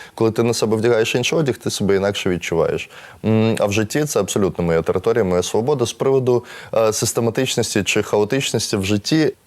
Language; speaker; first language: Ukrainian; non-native, local second language; Russian